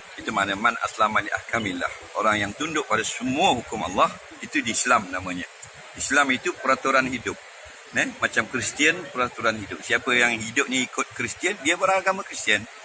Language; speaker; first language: Malay; native; Malay